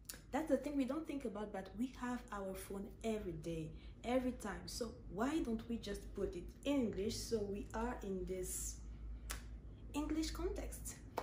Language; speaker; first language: English; non-native, fluent; French